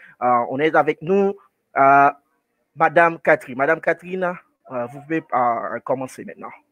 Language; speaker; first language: French; non-native, fluent; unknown